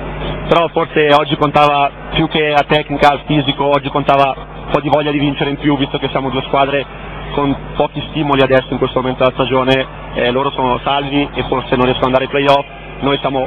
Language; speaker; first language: Italian; native; Italian